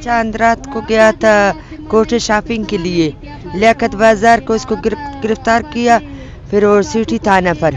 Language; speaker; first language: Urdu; non-native, local second language; Baluchi